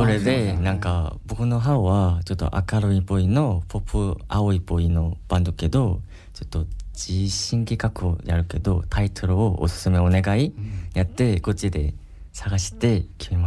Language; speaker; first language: Japanese; non-native, learner; Korean